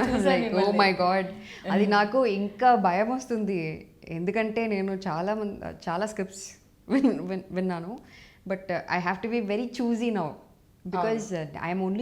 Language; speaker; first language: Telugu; non-native, fluent; Tamil